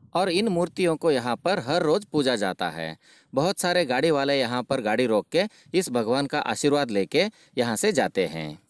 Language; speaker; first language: Hindi; non-native, local second language; Kannada